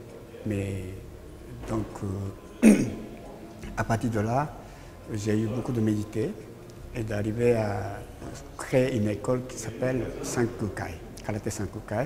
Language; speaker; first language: French; non-native, learner; Japanese